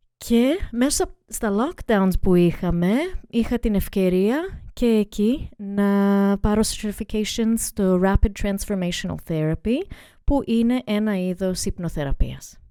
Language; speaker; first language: Greek; early bilingual, heritage; Greek